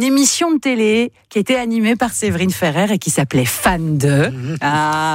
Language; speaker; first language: French; native; French